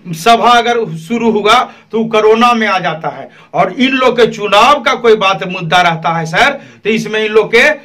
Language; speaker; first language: Hindi; native; Hindi